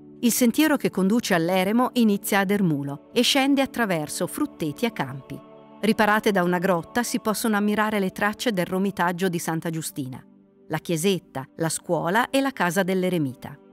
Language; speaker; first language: Italian; native; Italian